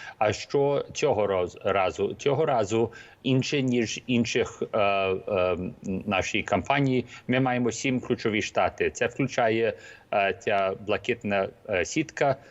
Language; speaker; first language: Ukrainian; early bilingual, heritage; Ukrainian